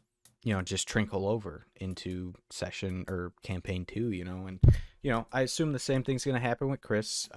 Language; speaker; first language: English; native; English